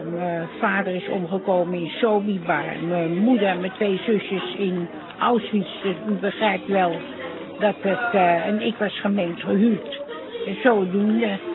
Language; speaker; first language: Dutch; native; Dutch